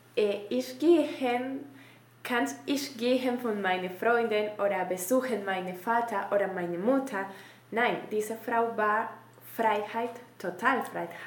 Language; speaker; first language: German; non-native, learner; Spanish